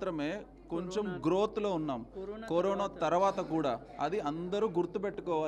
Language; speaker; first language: Telugu; native; Telugu